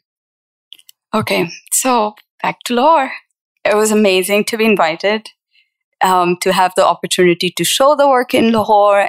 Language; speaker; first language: English; non-native, local second language; Urdu